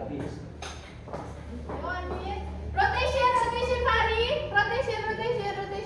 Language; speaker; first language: English; non-native, learner; Indonesian